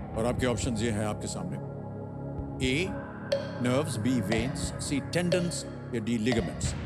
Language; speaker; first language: Hindi; native; Hindi